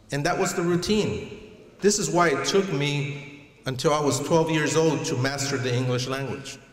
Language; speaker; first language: English; early bilingual, other home language; Spanish